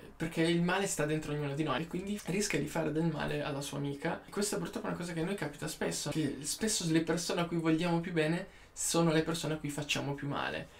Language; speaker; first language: Italian; native; Italian